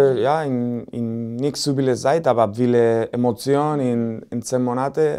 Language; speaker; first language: German; non-native, learner; Spanish